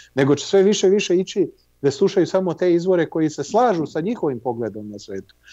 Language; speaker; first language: Serbian; early bilingual, heritage; Serbian